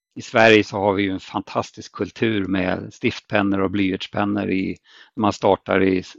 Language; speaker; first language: Swedish; native; Swedish